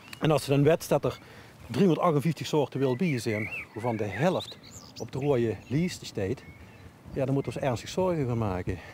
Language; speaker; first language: Dutch; native; Dutch